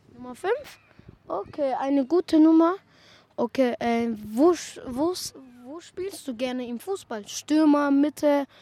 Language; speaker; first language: German; native; German